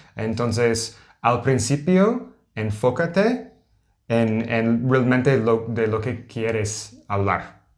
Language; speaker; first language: Spanish; non-native, learner; English